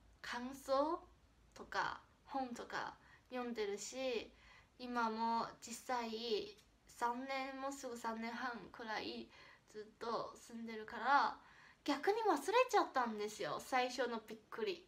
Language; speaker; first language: Japanese; non-native, fluent; Chinese